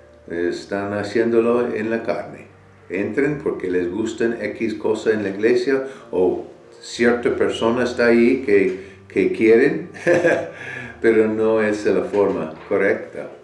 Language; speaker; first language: Spanish; non-native, fluent; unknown